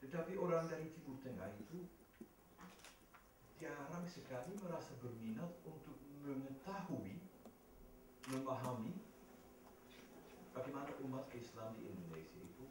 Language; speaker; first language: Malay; non-native, fluent; Dutch